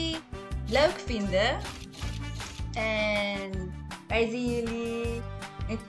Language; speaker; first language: Dutch; non-native, learner; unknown